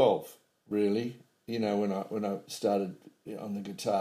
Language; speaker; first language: English; native; English